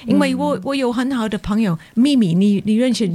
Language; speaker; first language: Chinese; non-native, learner; English